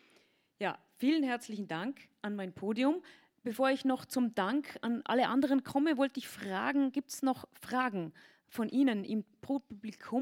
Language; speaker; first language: German; native; German